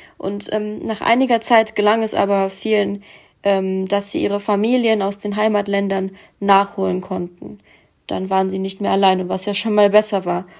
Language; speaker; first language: German; early bilingual, other home language; Russian